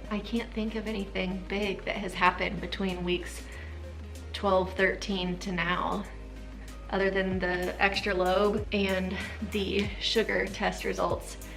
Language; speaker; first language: English; native; English